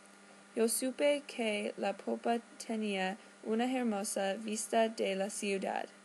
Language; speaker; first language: Spanish; non-native, learner; English